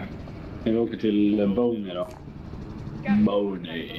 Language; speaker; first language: Swedish; native; Swedish